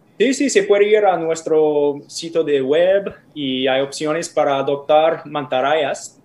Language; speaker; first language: Spanish; non-native, learner; English